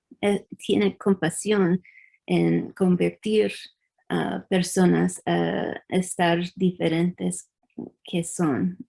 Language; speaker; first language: Spanish; early bilingual, heritage; English